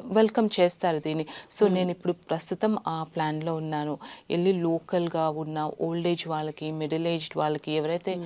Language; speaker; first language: Telugu; native; Telugu